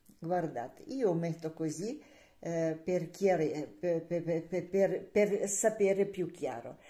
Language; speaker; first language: Italian; non-native, learner; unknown